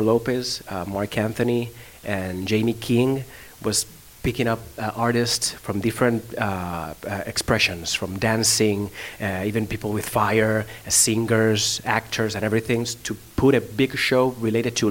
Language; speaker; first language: English; non-native, fluent; Spanish